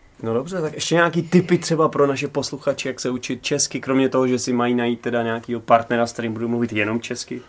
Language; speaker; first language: Czech; native; Czech